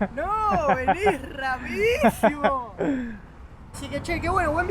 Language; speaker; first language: Spanish; native; Spanish